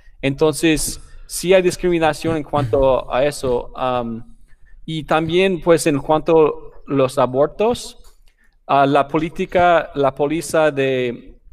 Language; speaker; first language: Spanish; non-native, fluent; English